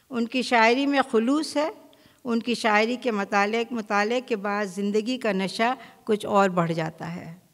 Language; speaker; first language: Urdu; native; Urdu